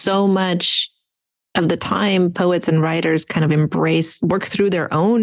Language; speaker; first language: English; non-native, fluent; Russian